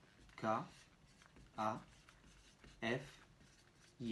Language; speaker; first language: Russian; non-native, fluent; French